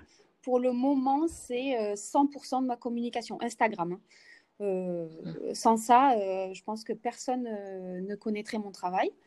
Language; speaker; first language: French; native; French